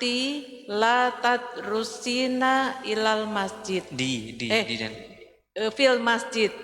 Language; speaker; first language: Arabic; non-native, learner; Indonesian